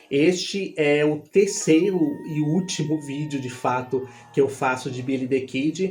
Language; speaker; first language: Portuguese; native; Portuguese